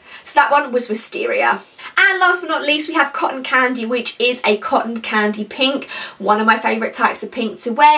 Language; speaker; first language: English; native; English